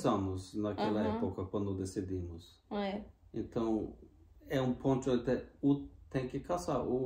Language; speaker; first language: Portuguese; non-native, fluent; Norwegian